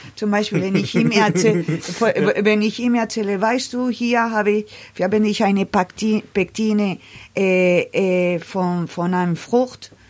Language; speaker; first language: German; non-native, learner; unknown